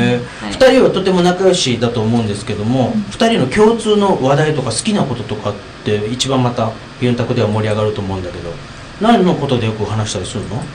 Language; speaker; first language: Japanese; native; Japanese